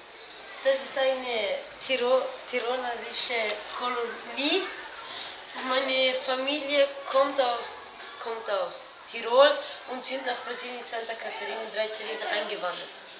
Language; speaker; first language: German; early bilingual, heritage; Portuguese